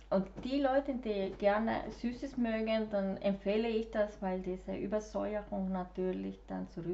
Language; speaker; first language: German; non-native, fluent; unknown